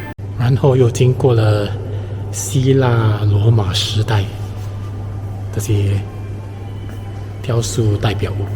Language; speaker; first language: Chinese; native; Chinese